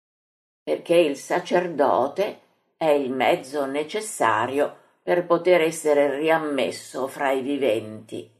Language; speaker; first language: Italian; native; Italian